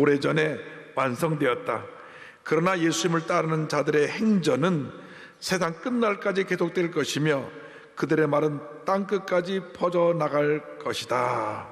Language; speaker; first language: Korean; native; Korean